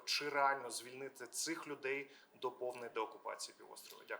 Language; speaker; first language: Ukrainian; native; Ukrainian